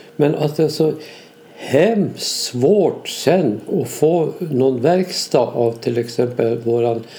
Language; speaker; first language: Swedish; native; Swedish